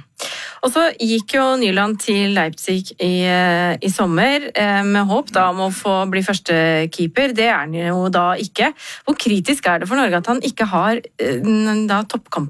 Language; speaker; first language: Norwegian; native; Norwegian